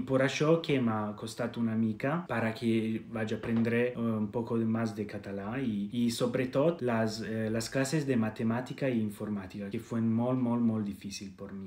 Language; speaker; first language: Catalan; non-native, learner; Italian